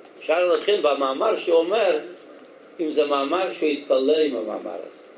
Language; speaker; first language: Hebrew; native; Hebrew